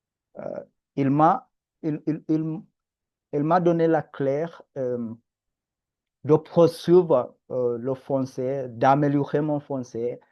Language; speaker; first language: French; non-native, learner; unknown